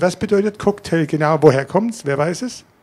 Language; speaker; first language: German; native; German